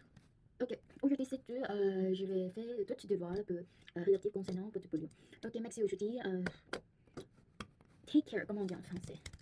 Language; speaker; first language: French; non-native, learner; Korean